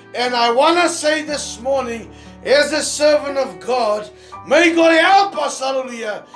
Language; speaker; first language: English; non-native, local second language; Afrikaans